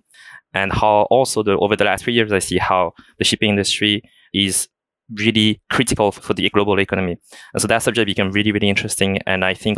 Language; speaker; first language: English; non-native, fluent; French